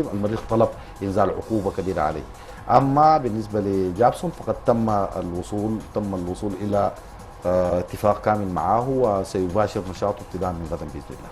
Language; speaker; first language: Arabic; native; Arabic